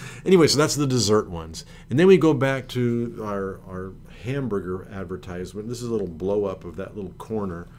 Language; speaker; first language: English; native; English